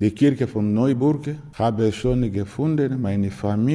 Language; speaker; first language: German; non-native, learner; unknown